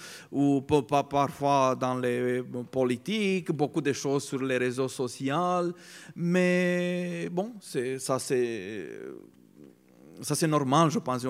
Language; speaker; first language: French; non-native, fluent; Romanian